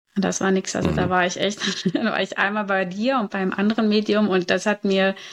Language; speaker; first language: German; native; German